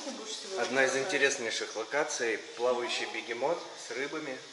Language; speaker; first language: Russian; native; Russian